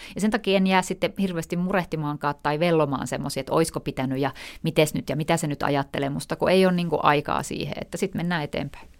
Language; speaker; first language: Finnish; native; Finnish